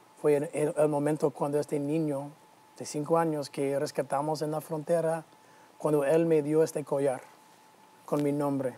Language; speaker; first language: Spanish; non-native, fluent; English